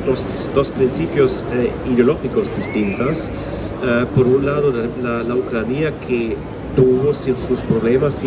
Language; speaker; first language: Spanish; non-native, fluent; German